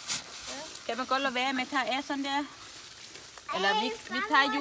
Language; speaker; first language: Danish; non-native, learner; Thai